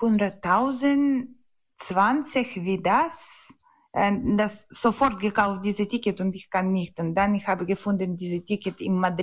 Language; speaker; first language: German; non-native, learner; Ukrainian